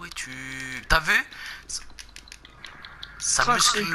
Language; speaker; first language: French; native; French